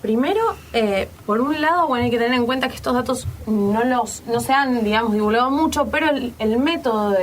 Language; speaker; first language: Spanish; native; Spanish